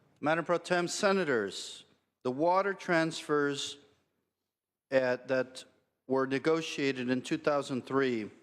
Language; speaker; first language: English; native; English